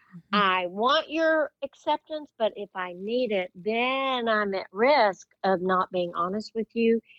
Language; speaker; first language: English; native; English